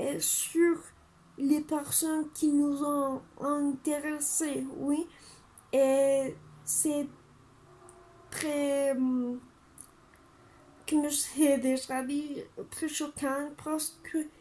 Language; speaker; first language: French; non-native, learner; Spanish